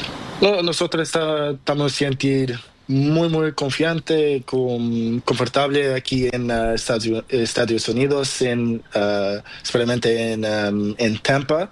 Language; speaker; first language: Spanish; non-native, learner; Portuguese